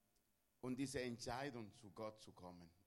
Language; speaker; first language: German; non-native, learner; Spanish